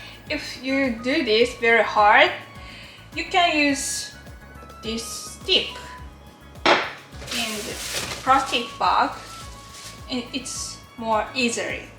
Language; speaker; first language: English; non-native, learner; Japanese